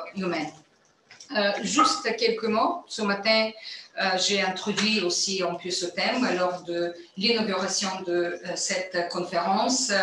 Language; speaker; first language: French; non-native, fluent; Bulgarian